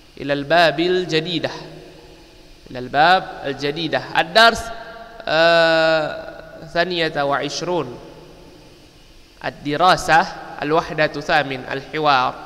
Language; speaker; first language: Arabic; non-native, fluent; Indonesian